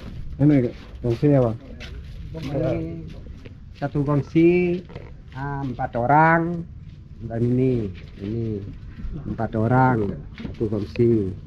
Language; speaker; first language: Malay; non-native, local second language; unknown